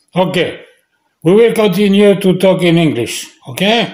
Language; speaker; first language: English; non-native, learner; French